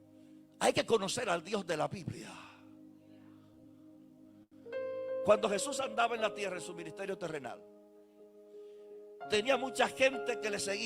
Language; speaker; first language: Spanish; native; Spanish